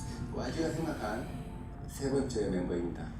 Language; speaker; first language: Korean; native; Korean